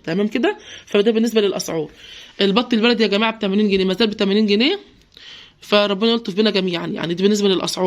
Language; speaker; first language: Arabic; native; Arabic